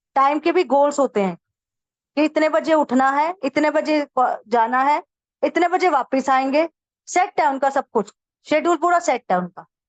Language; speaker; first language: Hindi; native; Hindi